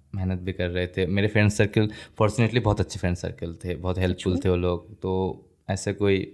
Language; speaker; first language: Hindi; non-native, local second language; Bangla